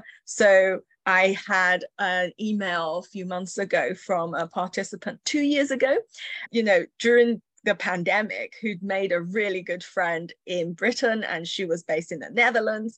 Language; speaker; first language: English; early bilingual, other home language; Chinese